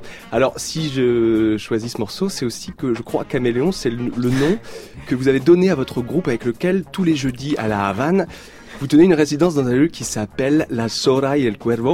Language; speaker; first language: French; native; French